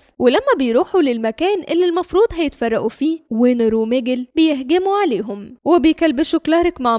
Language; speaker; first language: Arabic; native; Arabic